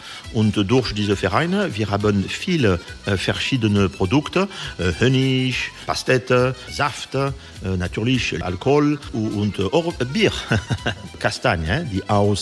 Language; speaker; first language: German; non-native, fluent; French